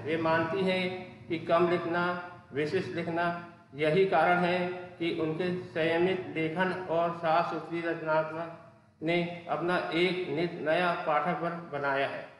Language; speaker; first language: Hindi; native; Hindi